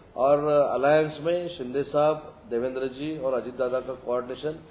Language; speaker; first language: Hindi; non-native, local second language; Marathi